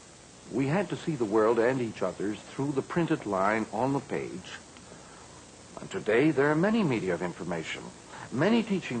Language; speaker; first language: English; native; English